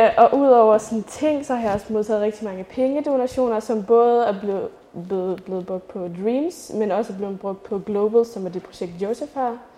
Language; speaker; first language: Danish; native; Danish